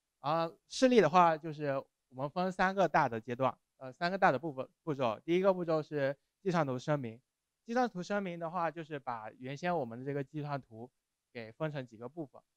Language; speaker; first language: Chinese; native; Chinese